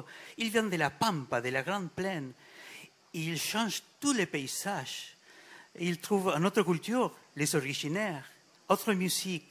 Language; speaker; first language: French; non-native, fluent; Spanish